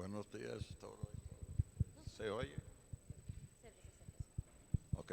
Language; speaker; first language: Spanish; non-native, fluent; English